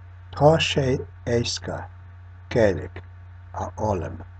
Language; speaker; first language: Irish; non-native, local second language; English